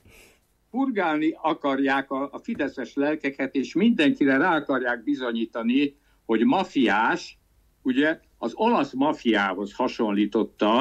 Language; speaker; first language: Hungarian; native; Hungarian